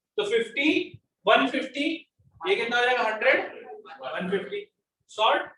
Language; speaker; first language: Hindi; non-native, local second language; Gujarati